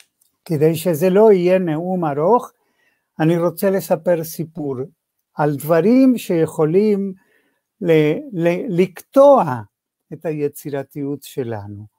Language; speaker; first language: Hebrew; non-native, fluent; Spanish